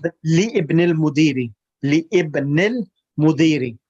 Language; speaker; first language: Arabic; non-native, fluent; English